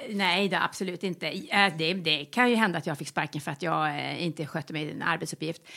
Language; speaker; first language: Swedish; native; Swedish